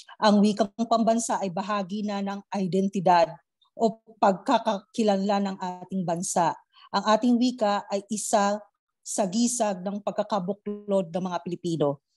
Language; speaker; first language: Filipino; non-native, local second language; Cebuano